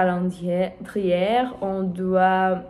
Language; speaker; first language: French; non-native, learner; Portuguese